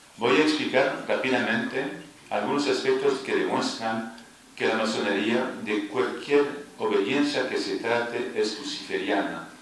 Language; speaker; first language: Spanish; early bilingual, heritage; French